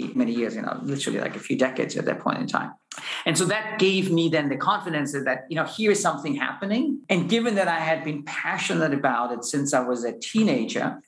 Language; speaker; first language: English; non-native, fluent; German